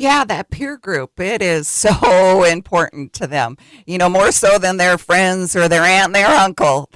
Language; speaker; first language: English; native; English